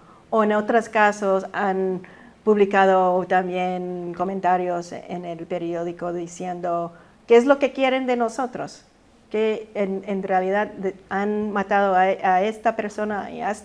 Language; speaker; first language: Spanish; early bilingual, heritage; Spanish